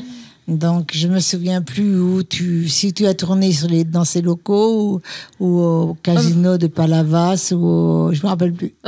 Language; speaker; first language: French; native; French